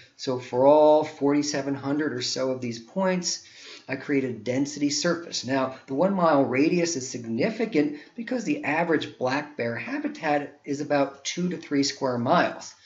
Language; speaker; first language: English; native; English